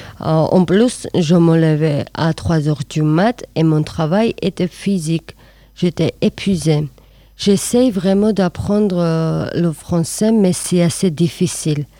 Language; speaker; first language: French; non-native, learner; Georgian